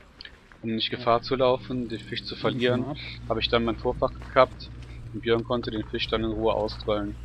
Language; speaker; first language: German; native; German